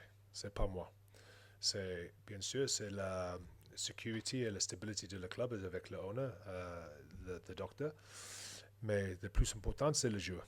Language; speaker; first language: French; non-native, learner; English